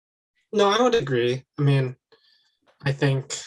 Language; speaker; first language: English; native; English